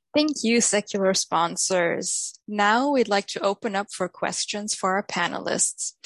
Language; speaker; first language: English; non-native, fluent; German